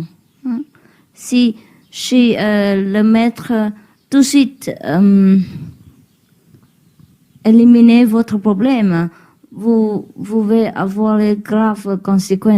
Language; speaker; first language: French; non-native, learner; Chinese